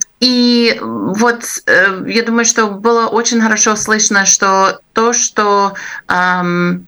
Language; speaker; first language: Russian; non-native, fluent; English